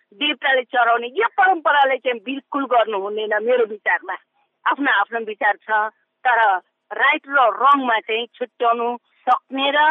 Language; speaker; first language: Nepali; non-native, local second language; Newari